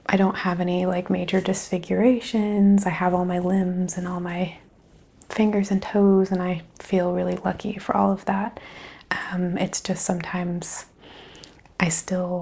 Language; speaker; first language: English; native; English